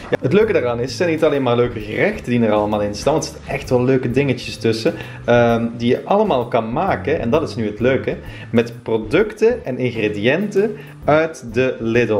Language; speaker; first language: Dutch; native; Dutch